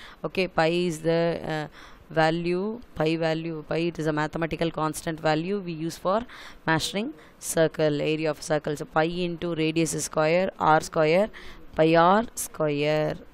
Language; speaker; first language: English; non-native, local second language; Tamil